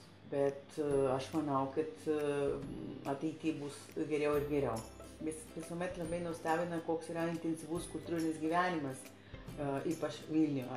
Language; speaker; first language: Lithuanian; non-native, fluent; Spanish